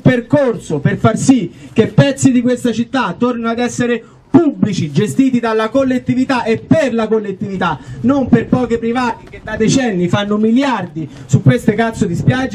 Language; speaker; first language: Italian; native; Italian